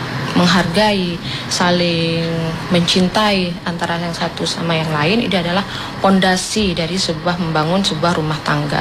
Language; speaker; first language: Indonesian; native; Indonesian